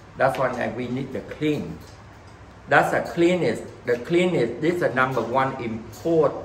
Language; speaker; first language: English; non-native, learner; Vietnamese